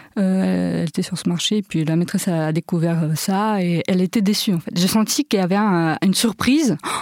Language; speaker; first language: French; early bilingual, other home language; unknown